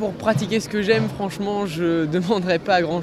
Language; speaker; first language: French; native; French